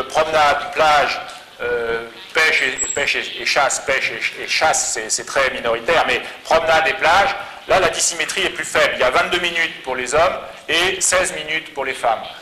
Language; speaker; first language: French; native; French